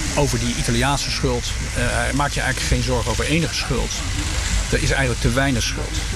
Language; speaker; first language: Dutch; early bilingual, other home language; Bosnian